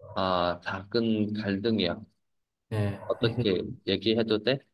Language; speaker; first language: Korean; non-native, fluent; Vietnamese